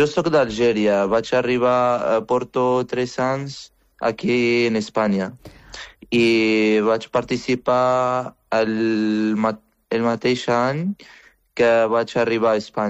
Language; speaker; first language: Catalan; non-native, fluent; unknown